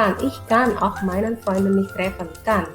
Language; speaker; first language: German; non-native, fluent; Indonesian